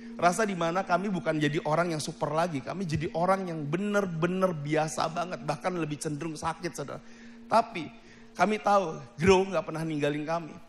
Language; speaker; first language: Indonesian; native; Indonesian